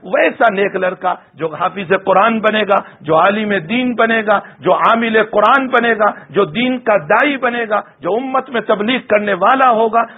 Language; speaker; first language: Urdu; non-native, local second language; Gujarati